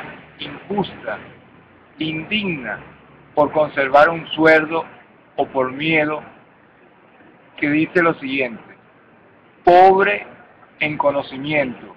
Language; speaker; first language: Spanish; native; Spanish